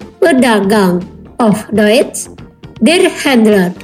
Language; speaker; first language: German; non-native, fluent; Indonesian